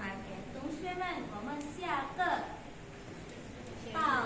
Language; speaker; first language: Chinese; non-native, learner; Indonesian